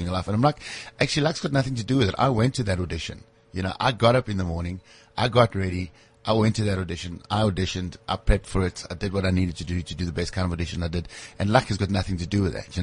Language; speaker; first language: English; native; English